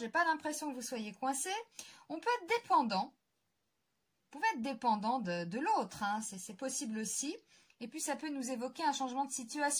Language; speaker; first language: French; native; French